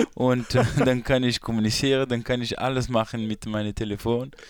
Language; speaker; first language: German; non-native, learner; Portuguese